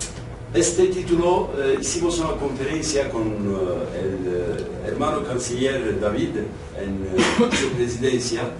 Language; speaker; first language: Spanish; non-native, fluent; Kurdish